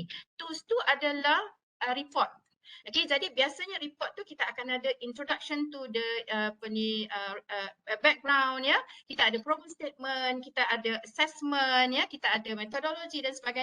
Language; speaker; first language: Malay; native; Malay